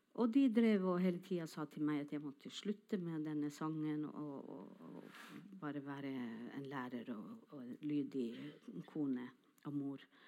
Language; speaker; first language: Norwegian; non-native, local second language; Northern Sami